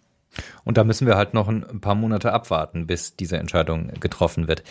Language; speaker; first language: German; native; German